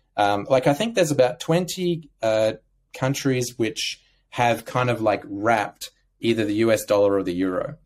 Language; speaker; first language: English; native; English